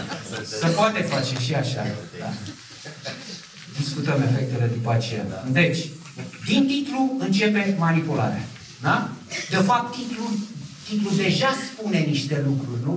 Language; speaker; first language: Romanian; native; Romanian